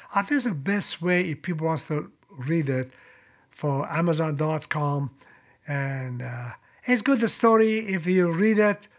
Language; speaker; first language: English; non-native, fluent; Persian